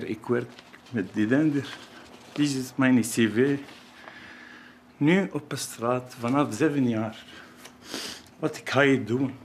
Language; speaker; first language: Dutch; non-native, learner; Arabic